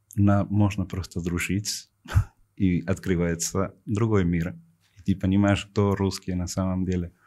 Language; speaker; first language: Russian; non-native, fluent; Spanish